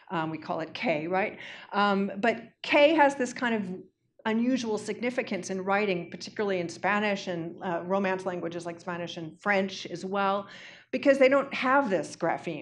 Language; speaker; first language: English; native; English